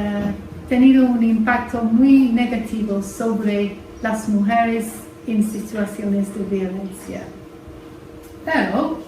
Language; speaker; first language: Spanish; non-native, fluent; English